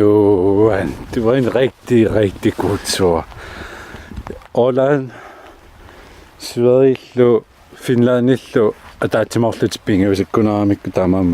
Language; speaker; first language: Danish; non-native, local second language; Kalaallisut